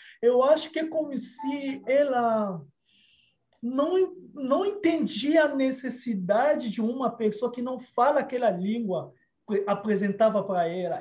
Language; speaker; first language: Portuguese; non-native, fluent; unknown